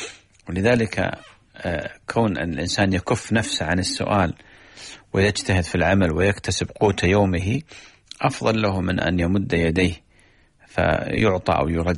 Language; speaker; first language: Arabic; native; Arabic